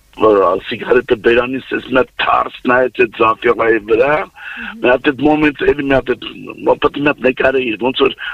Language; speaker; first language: Armenian; native; Armenian